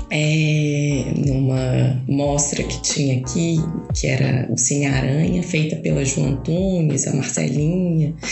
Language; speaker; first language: Portuguese; native; Portuguese